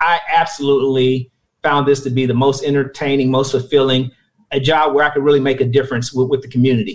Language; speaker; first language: English; native; English